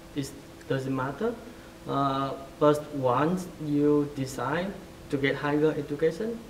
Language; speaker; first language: English; non-native, fluent; Vietnamese